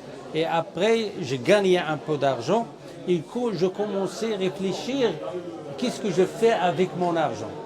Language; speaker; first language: French; non-native, learner; Arabic